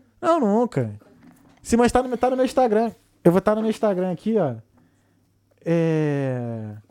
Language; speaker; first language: Portuguese; native; Portuguese